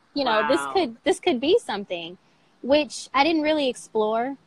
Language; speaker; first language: English; native; English